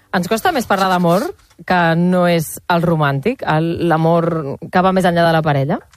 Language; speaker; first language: Catalan; native; Catalan